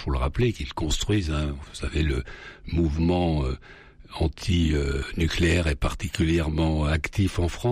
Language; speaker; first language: French; native; French